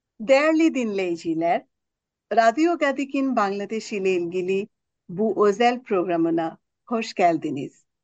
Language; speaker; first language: Turkish; non-native, fluent; Bangla